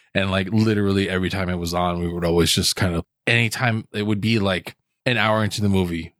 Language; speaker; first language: English; native; English